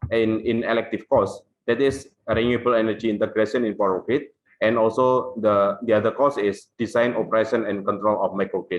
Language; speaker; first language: English; non-native, local second language; Indonesian